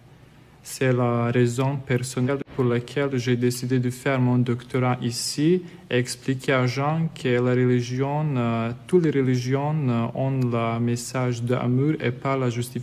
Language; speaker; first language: French; non-native, fluent; Serbian